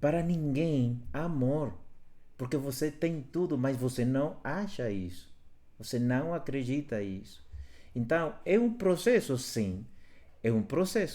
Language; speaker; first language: Portuguese; non-native, fluent; Spanish